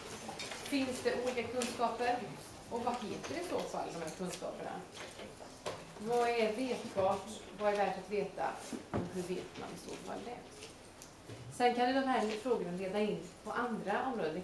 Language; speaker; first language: Swedish; native; Swedish